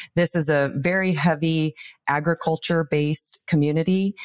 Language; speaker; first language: English; native; English